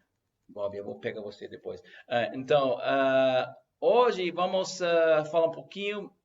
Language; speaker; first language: Portuguese; non-native, fluent; English